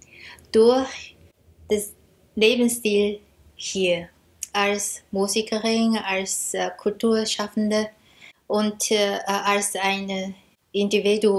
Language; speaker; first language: German; non-native, fluent; Chinese